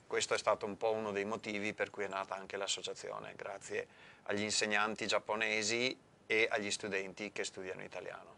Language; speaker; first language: Italian; native; Italian